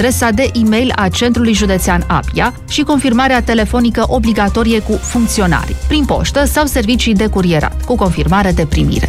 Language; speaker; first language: Romanian; native; Romanian